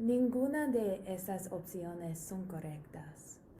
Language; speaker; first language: Spanish; non-native, learner; English